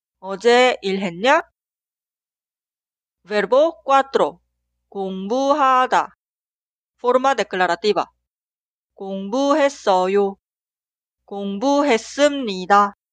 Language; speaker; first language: Korean; non-native, fluent; Spanish